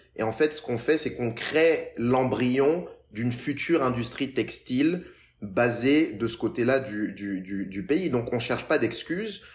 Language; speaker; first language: French; non-native, local second language; Lingala